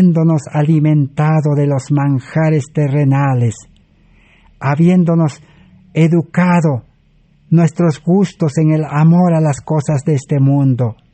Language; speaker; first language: Spanish; native; Spanish